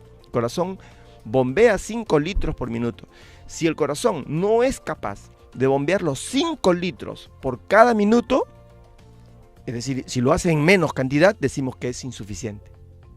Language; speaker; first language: Spanish; native; Spanish